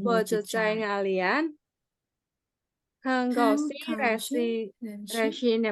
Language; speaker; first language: Chinese; non-native, learner; Indonesian